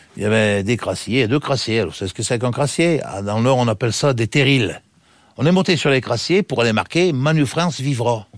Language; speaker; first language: French; native; French